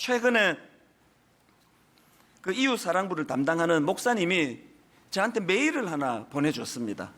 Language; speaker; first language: Korean; native; Korean